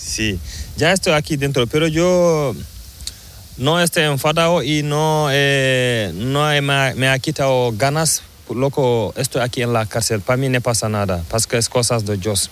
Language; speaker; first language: Spanish; non-native, learner; Fula